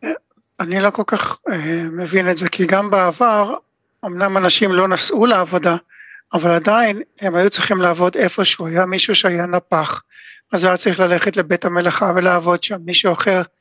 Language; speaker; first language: Hebrew; native; Hebrew